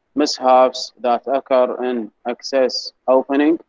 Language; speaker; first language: English; non-native, fluent; Arabic